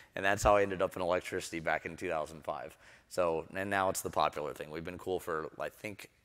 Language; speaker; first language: English; native; English